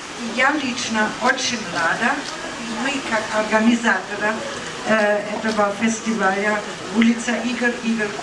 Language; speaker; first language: Russian; non-native, fluent; German